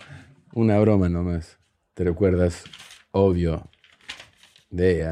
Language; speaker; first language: Spanish; early bilingual, heritage; Spanish